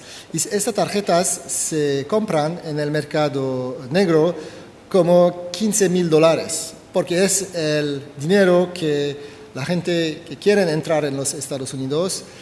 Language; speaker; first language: Spanish; non-native, fluent; French